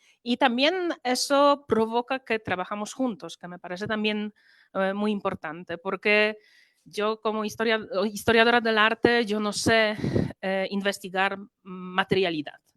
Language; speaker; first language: Spanish; non-native, fluent; Polish